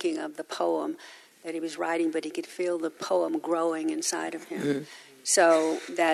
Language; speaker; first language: English; non-native, fluent; Uzbek